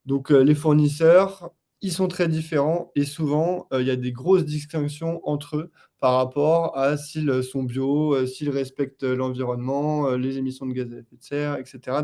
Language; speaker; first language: French; native; French